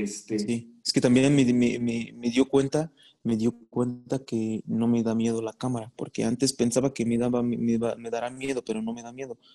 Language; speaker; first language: Spanish; non-native, fluent; Arabic